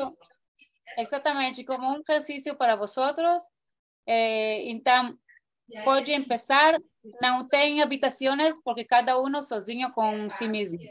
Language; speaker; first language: Portuguese; non-native, learner; Spanish